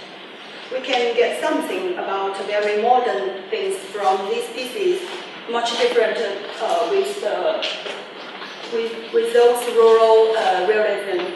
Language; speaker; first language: English; non-native, learner; Chinese